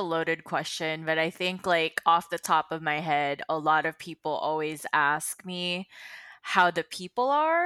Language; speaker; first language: English; non-native, local second language; Filipino